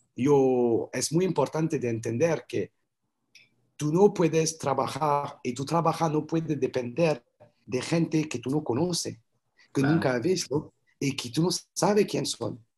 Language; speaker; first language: Spanish; non-native, learner; French